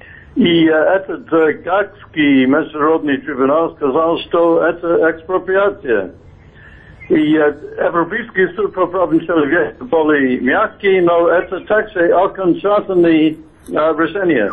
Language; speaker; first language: Russian; non-native, fluent; English